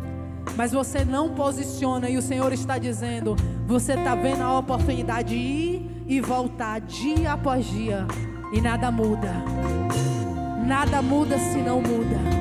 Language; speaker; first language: Portuguese; native; Portuguese